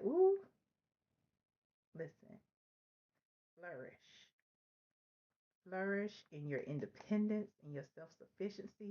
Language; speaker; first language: English; native; English